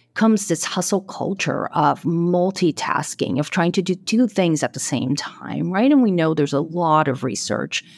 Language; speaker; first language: English; non-native, fluent; Portuguese